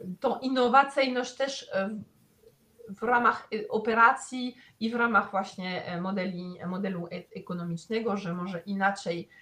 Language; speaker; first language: Polish; non-native, fluent; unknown